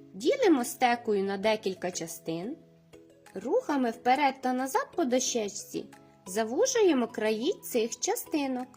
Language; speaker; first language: Ukrainian; native; Ukrainian